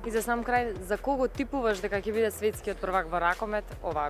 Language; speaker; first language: Macedonian; native; Macedonian